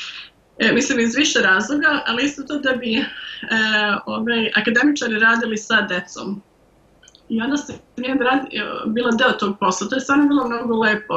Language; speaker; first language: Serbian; early bilingual, heritage; Serbian